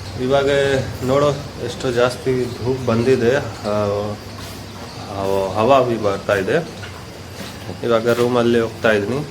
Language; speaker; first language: Kannada; non-native, local second language; Hindi